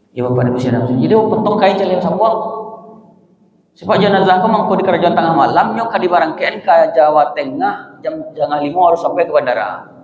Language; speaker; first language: Malay; non-native, local second language; Minangkabau